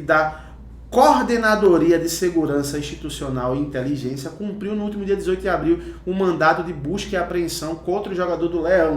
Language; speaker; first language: Portuguese; native; Portuguese